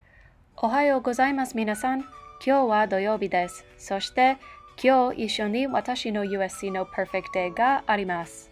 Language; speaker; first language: Japanese; non-native, learner; English